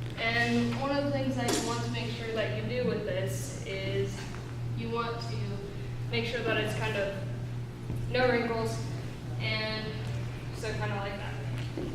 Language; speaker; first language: English; native; English